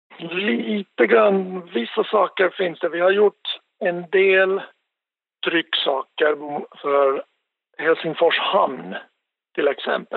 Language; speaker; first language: Swedish; non-native, local second language; Finnish